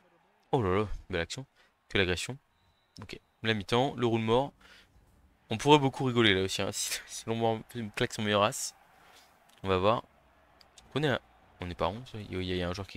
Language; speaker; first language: French; native; French